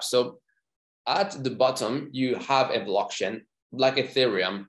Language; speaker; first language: English; non-native, fluent; French